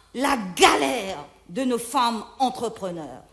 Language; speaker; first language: French; non-native, local second language; Morisyen